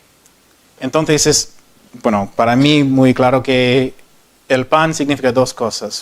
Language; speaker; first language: Spanish; non-native, learner; English